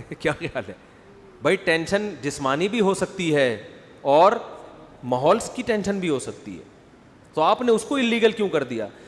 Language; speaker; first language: Urdu; native; Urdu